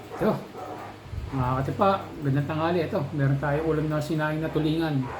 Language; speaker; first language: Filipino; native; Filipino